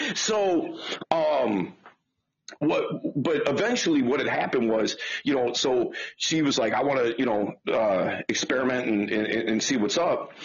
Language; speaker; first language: English; native; English